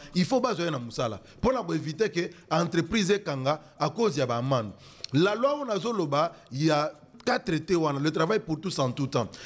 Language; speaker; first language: French; non-native, local second language; Lingala